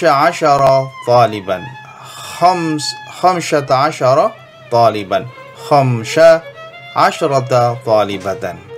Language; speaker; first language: Arabic; non-native, fluent; Indonesian